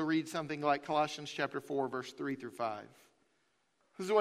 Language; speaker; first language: English; native; English